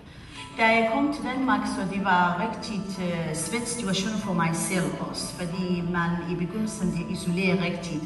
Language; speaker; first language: Danish; non-native, learner; Central Kurdish